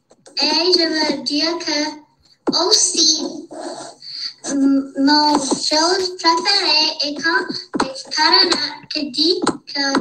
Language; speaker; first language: French; non-native, learner; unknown